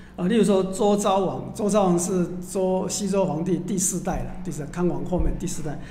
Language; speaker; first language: Chinese; native; Chinese